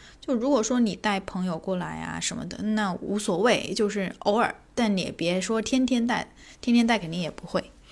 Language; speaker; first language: Chinese; native; Chinese